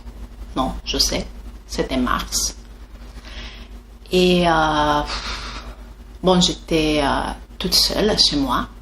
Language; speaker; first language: French; non-native, fluent; Italian